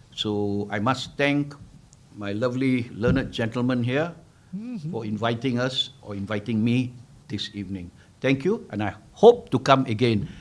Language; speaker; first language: English; non-native, local second language; Malay